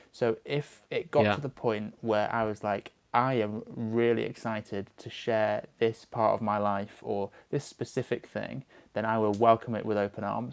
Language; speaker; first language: English; native; English